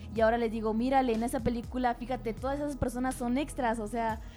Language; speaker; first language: Spanish; native; Spanish